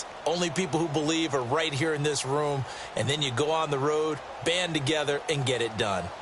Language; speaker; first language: English; native; English